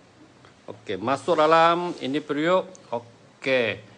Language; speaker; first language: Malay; non-native, local second language; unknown